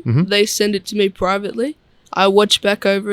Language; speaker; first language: English; native; English